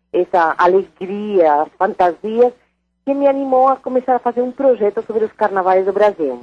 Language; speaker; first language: Portuguese; non-native, fluent; Spanish